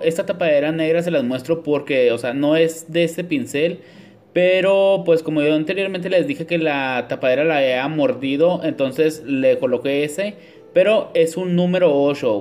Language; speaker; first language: Spanish; native; Spanish